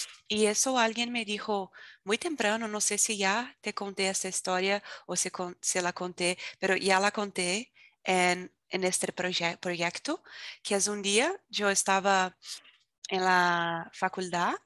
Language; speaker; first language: Spanish; non-native, fluent; Portuguese